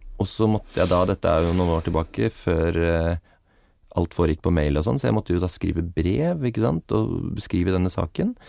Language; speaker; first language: Norwegian; native; Norwegian